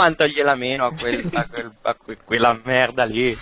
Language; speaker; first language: Italian; native; Italian